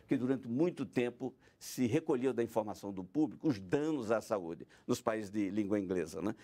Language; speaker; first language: Portuguese; non-native, fluent; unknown